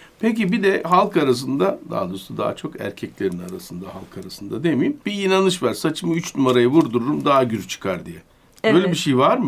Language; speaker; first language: Turkish; native; Turkish